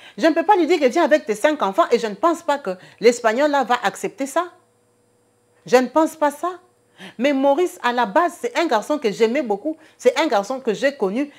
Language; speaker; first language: French; non-native, local second language; Lingala